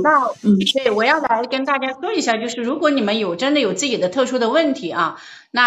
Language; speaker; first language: Chinese; native; Chinese